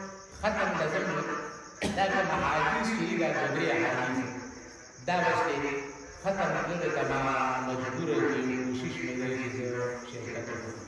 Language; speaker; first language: Arabic; non-native, learner; Pashto